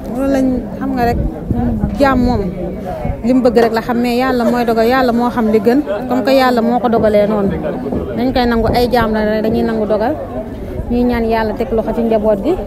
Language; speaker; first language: Wolof; native; Wolof